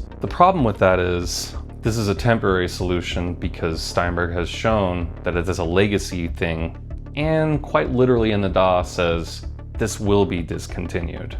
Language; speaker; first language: English; native; English